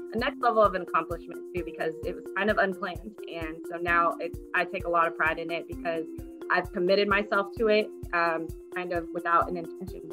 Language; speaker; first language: English; native; English